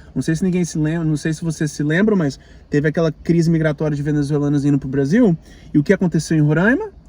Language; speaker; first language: Portuguese; native; Portuguese